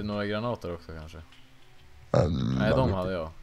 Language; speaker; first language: Swedish; native; Swedish